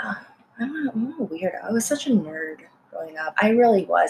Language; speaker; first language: English; early bilingual, other home language; Korean